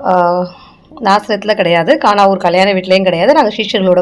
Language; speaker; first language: Tamil; native; Tamil